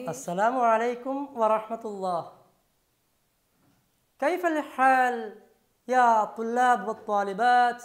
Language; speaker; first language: Arabic; non-native, fluent; Malayalam